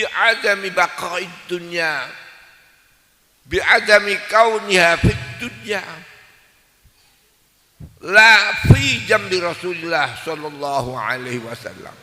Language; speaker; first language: Arabic; non-native, fluent; Javanese